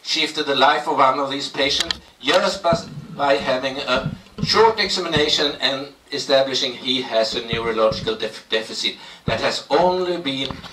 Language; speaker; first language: English; non-native, fluent; Swedish